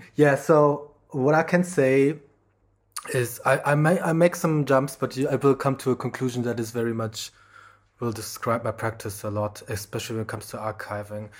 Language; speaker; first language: English; non-native, fluent; German